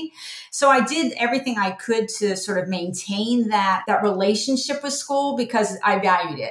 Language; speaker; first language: English; native; English